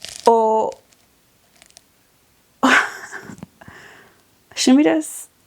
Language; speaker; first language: Japanese; non-native, learner; English